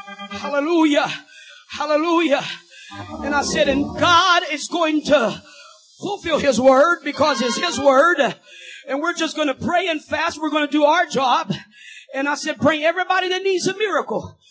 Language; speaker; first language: English; non-native, fluent; Portuguese